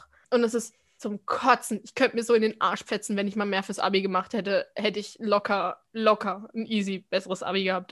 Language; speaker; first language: German; native; German